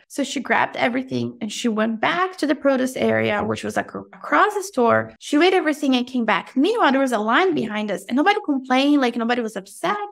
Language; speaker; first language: English; non-native, fluent; Portuguese